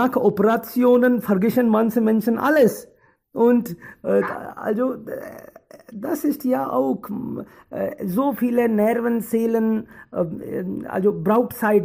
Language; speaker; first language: German; non-native, learner; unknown